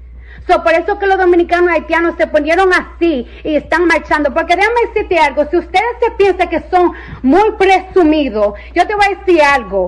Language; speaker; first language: Spanish; early bilingual, heritage; Spanish